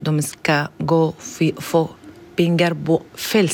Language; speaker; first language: Swedish; non-native, learner; Arabic